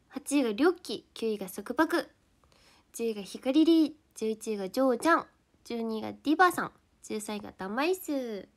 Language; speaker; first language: Japanese; native; Japanese